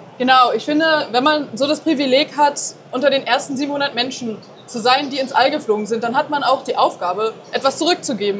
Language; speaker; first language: German; native; German